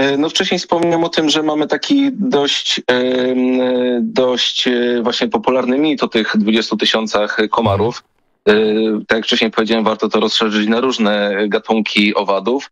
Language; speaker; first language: Polish; native; Polish